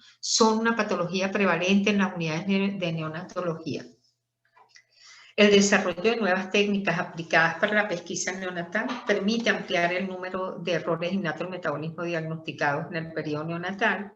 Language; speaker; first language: Spanish; native; Spanish